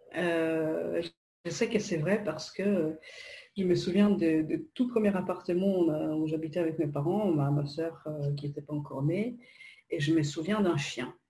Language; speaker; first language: French; non-native, fluent; Polish